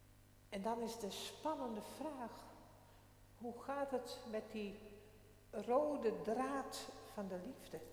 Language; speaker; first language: Dutch; non-native, local second language; Western Frisian